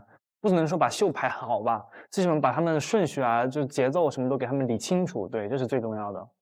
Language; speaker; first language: Chinese; native; Chinese